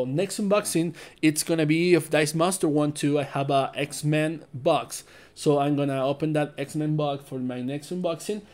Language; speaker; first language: English; non-native, learner; Spanish